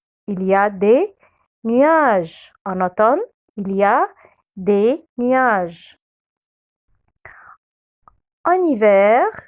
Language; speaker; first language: French; non-native, fluent; Arabic